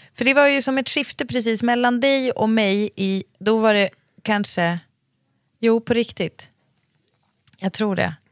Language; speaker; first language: Swedish; native; Swedish